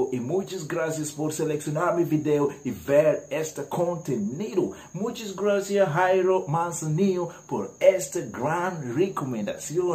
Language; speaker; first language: Spanish; non-native, learner; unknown